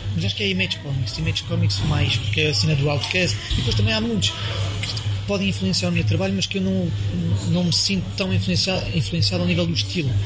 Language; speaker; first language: Portuguese; early bilingual, heritage; French